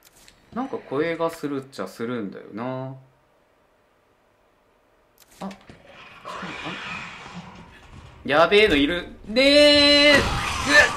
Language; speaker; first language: Japanese; native; Japanese